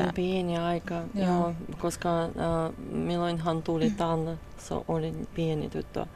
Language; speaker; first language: Finnish; non-native, learner; Russian